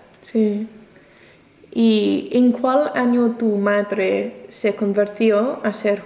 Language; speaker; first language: Spanish; non-native, learner; English